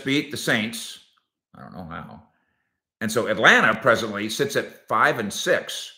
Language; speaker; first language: English; native; English